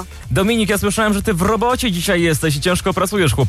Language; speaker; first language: Polish; native; Polish